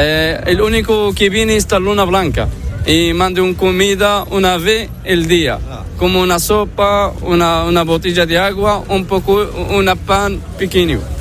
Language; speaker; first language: Spanish; non-native, learner; Arabic